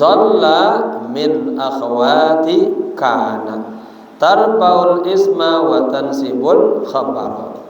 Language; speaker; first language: Arabic; non-native, fluent; Indonesian